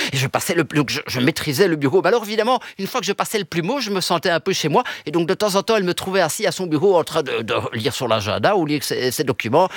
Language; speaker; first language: French; early bilingual, other home language; Italian